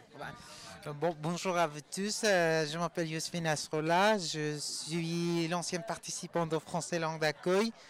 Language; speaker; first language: French; non-native, fluent; Persian